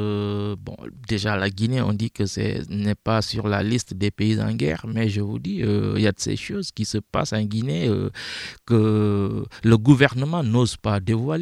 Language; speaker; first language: French; non-native, local second language; Fula